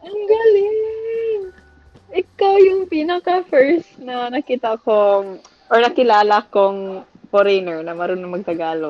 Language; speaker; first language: Filipino; non-native, local second language; Chavacano